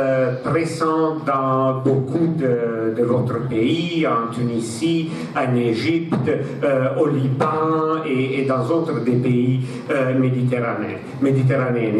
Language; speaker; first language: French; non-native, fluent; Italian